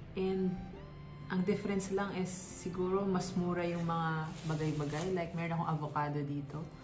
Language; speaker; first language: Filipino; native; Filipino